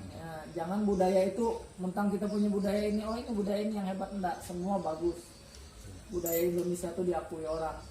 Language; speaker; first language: Indonesian; non-native, local second language; Banjar